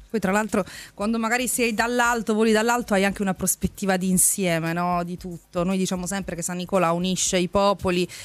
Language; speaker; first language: Italian; native; Italian